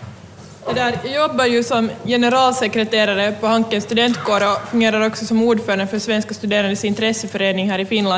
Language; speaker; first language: Swedish; native; Swedish